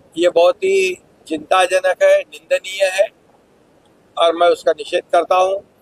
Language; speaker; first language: Hindi; non-native, local second language; Marathi